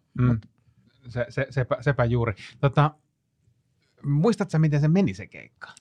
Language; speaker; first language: Finnish; native; Finnish